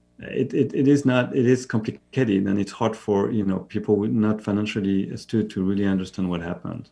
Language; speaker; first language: English; non-native, fluent; French